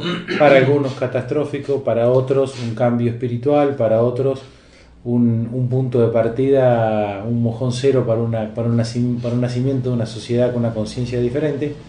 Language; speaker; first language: Spanish; native; Spanish